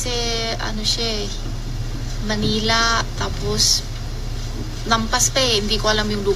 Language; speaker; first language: Filipino; non-native, learner; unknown